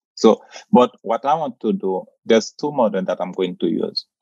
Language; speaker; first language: English; non-native, fluent; Haitian Creole